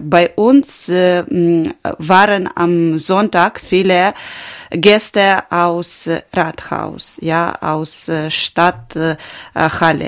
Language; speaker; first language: German; non-native, learner; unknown